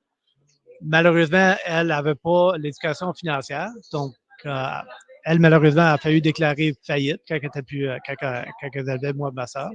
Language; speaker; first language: French; native; French